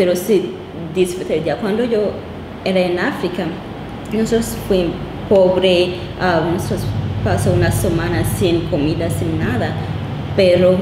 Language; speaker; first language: Spanish; non-native, local second language; Kinyarwanda